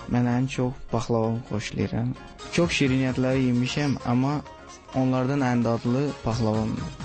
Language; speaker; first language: Azerbaijani; non-native, learner; Hindi